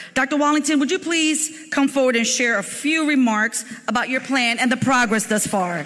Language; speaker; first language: English; native; English